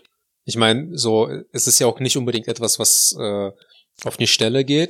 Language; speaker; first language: German; native; German